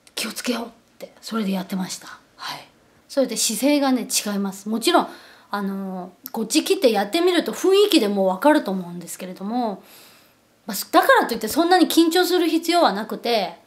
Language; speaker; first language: Japanese; non-native, fluent; Korean